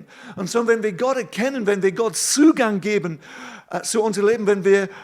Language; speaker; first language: German; non-native, fluent; English